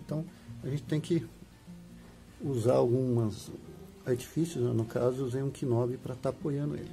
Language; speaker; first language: Portuguese; native; Portuguese